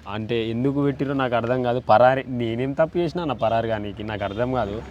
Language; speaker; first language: Telugu; native; Telugu